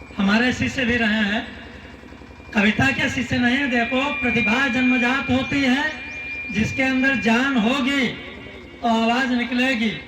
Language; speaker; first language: Hindi; native; Hindi